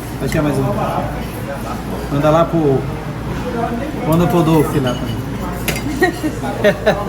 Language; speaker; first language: Portuguese; non-native, learner; Turkish